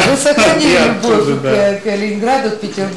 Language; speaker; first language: Russian; native; Russian